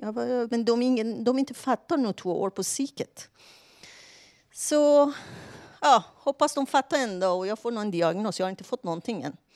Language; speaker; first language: Swedish; non-native, fluent; Persian